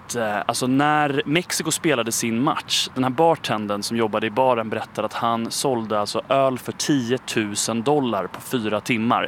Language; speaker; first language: Swedish; native; Swedish